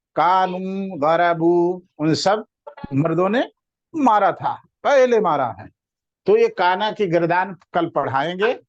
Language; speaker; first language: Urdu; native; Urdu